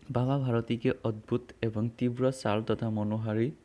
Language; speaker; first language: Hindi; non-native, local second language; Assamese